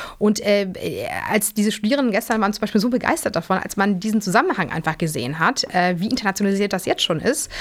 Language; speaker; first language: German; early bilingual, other home language; Polish